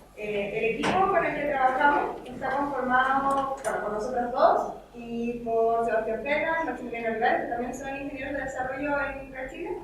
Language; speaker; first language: Spanish; native; Spanish